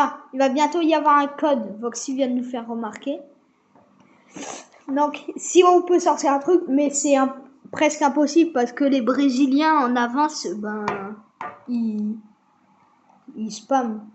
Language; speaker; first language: French; native; French